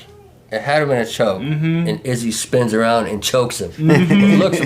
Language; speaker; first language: English; native; English